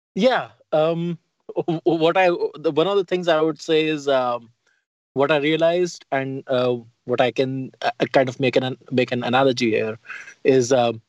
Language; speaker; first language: English; non-native, local second language; Hindi